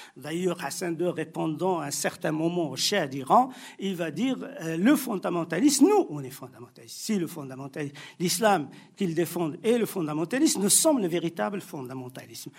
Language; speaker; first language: French; non-native, local second language; Arabic